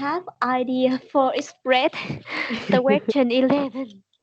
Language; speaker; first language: English; non-native, learner; Vietnamese